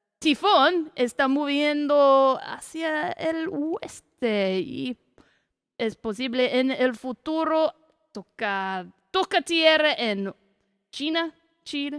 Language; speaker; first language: Spanish; non-native, learner; English